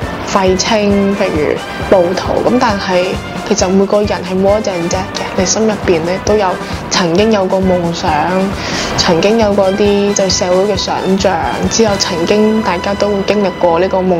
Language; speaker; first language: Cantonese; native; Cantonese